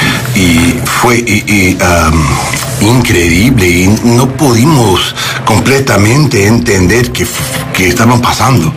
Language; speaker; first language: Spanish; non-native, learner; English